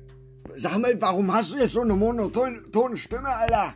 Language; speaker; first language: German; native; German